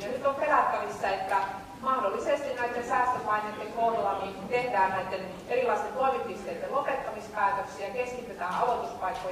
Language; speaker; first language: Finnish; native; Finnish